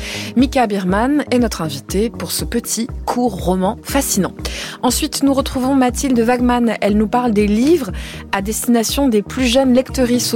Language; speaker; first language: French; native; French